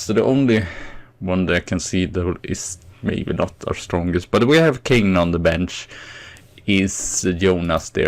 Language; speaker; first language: English; non-native, fluent; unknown